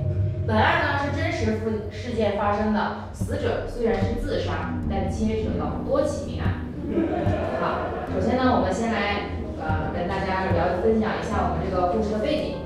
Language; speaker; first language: Chinese; native; Chinese